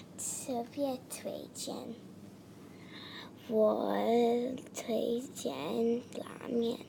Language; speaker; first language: Chinese; non-native, learner; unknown